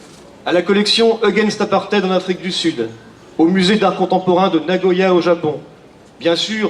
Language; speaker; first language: French; native; French